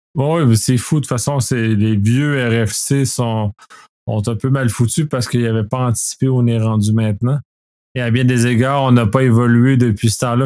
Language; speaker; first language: French; native; French